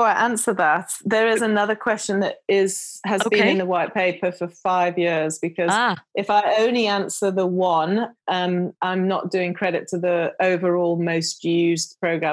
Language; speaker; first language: English; native; English